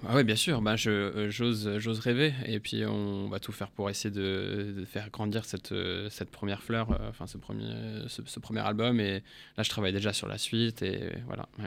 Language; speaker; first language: French; early bilingual, heritage; English